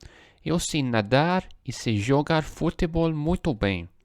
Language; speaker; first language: Portuguese; non-native, learner; English